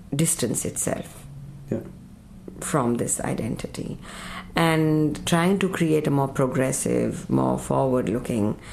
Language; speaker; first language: English; non-native, local second language; Urdu